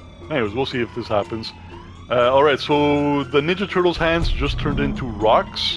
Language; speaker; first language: English; native; English